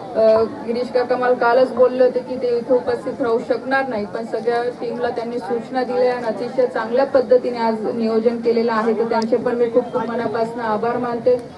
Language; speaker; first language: Marathi; native; Marathi